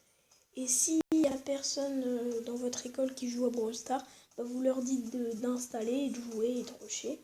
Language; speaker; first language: French; native; French